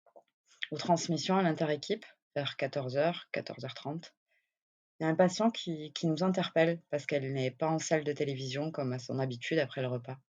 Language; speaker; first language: French; native; French